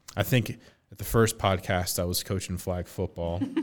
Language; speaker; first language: English; native; English